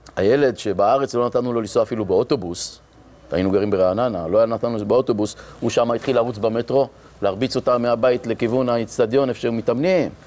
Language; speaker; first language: Hebrew; native; Hebrew